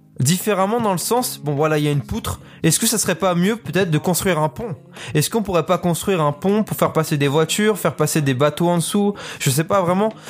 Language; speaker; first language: French; native; French